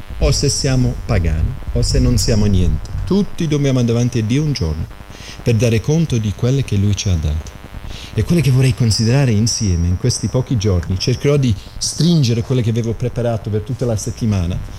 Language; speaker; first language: Italian; non-native, fluent; English